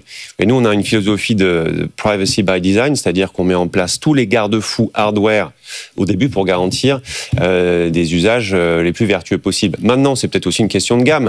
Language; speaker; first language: French; native; French